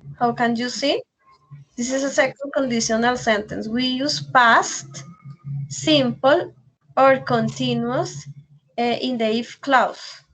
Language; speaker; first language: English; non-native, learner; Spanish